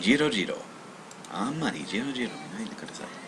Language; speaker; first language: Japanese; non-native, learner; English